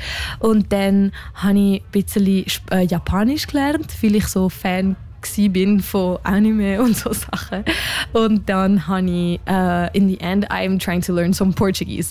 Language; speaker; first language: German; non-native, local second language; French